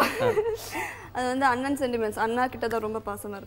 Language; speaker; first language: Tamil; non-native, local second language; Malayalam